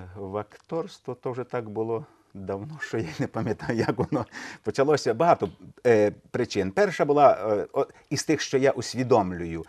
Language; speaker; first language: Ukrainian; native; Ukrainian